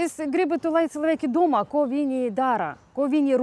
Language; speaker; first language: Latvian; non-native, learner; Ukrainian